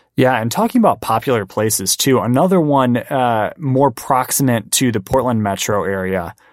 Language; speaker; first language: English; native; English